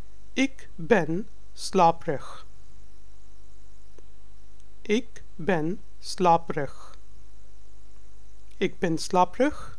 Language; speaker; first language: Dutch; non-native, learner; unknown